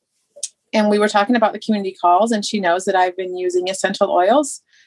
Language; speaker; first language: English; native; English